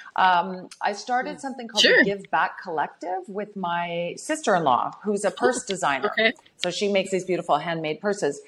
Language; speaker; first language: English; native; English